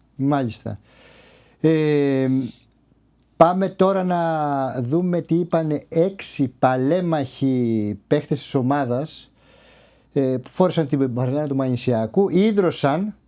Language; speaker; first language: Greek; native; Greek